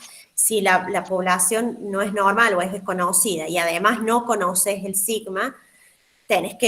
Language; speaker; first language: Spanish; native; Spanish